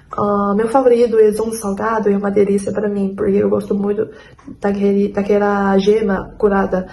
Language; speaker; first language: Portuguese; non-native, fluent; Chinese